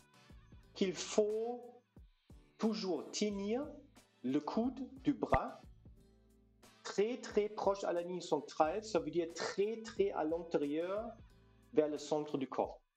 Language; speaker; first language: French; non-native, fluent; German